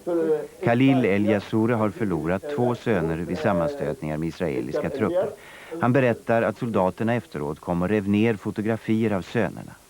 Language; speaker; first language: Swedish; native; Swedish